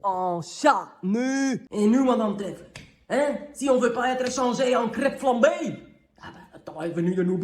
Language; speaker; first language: French; native; French